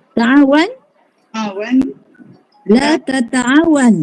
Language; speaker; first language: Arabic; non-native, learner; Malay